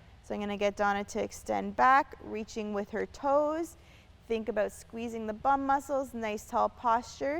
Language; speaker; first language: English; native; English